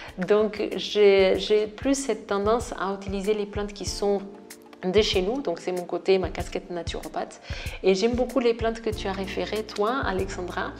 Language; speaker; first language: French; non-native, fluent; Portuguese